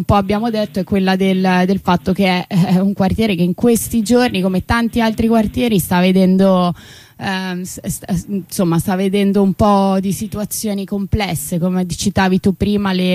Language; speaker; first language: Italian; native; Italian